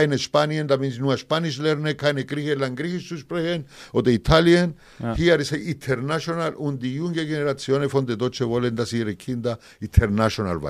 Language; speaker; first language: German; non-native, fluent; Greek